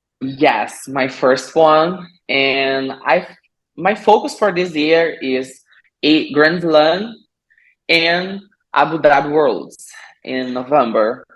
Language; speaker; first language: English; non-native, learner; Portuguese